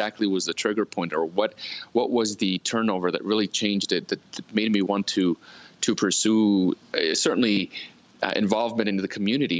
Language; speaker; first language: English; early bilingual, other home language; Spanish